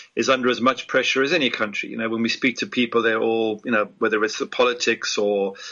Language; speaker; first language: English; native; English